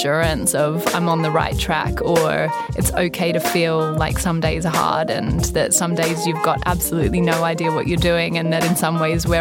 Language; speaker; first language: English; native; English